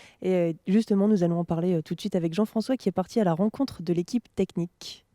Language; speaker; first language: French; native; French